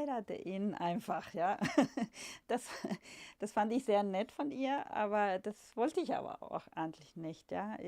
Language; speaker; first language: German; non-native, fluent; Spanish